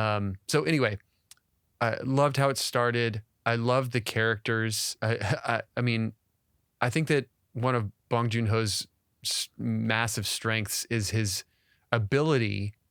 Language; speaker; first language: English; native; English